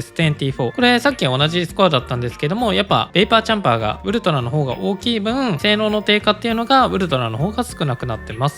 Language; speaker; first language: Japanese; native; Japanese